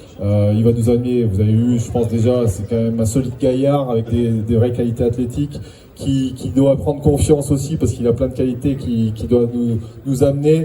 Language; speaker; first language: French; native; French